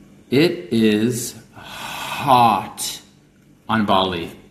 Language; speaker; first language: English; native; English